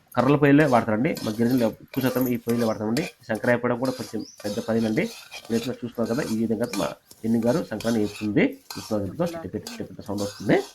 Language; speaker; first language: Telugu; non-native, local second language; Odia